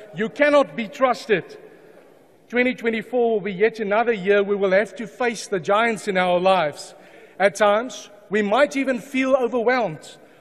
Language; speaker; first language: English; non-native, local second language; Afrikaans